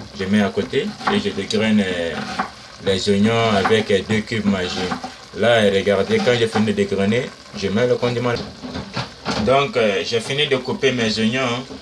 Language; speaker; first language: French; non-native, local second language; Susu